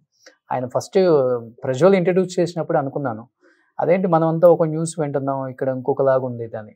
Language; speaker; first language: Telugu; native; Telugu